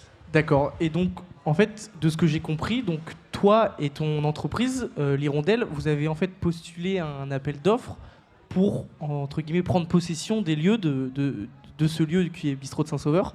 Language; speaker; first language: French; native; French